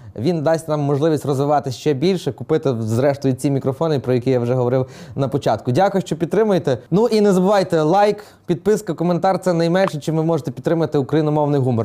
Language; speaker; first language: Ukrainian; native; Ukrainian